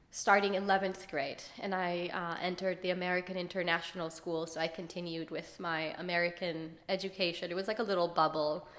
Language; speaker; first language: English; early bilingual, other home language; Hebrew